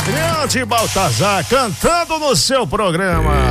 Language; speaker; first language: Portuguese; native; Portuguese